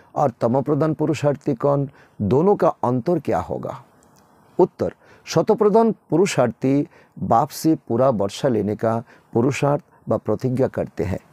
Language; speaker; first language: Hindi; non-native, local second language; Bangla